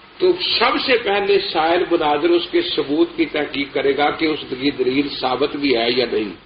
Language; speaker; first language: Urdu; non-native, local second language; Punjabi